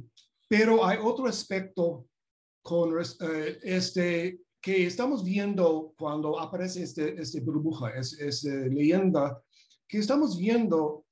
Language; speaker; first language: Spanish; non-native, fluent; English